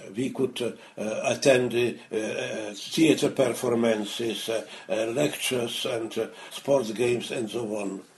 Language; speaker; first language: English; non-native, fluent; Czech